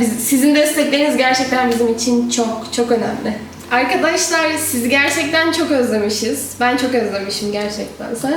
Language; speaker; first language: Turkish; native; Turkish